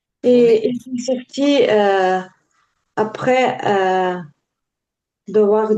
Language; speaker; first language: French; non-native, learner; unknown